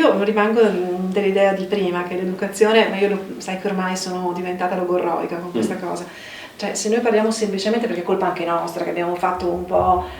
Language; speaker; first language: Italian; native; Italian